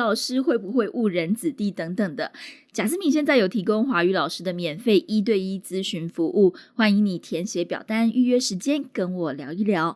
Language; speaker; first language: Chinese; native; Chinese